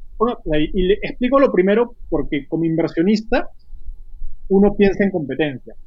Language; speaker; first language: Spanish; native; Spanish